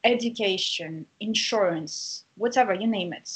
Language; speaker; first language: English; non-native, fluent; Russian